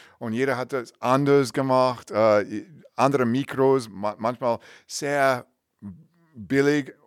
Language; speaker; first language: German; non-native, learner; English